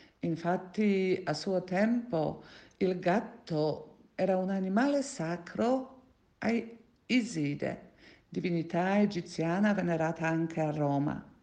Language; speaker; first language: Italian; non-native, fluent; Polish